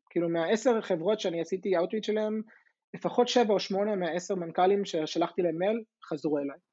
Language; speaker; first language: Hebrew; non-native, fluent; English